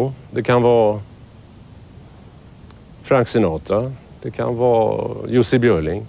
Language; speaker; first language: Swedish; native; Swedish